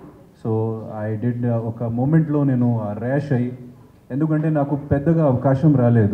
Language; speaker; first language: Telugu; non-native, fluent; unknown